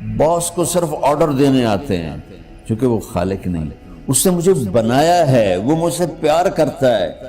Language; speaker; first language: Urdu; non-native, local second language; Punjabi